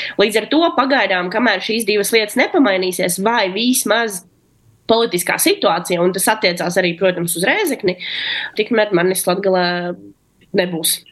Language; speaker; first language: Latvian; non-native, local second language; Russian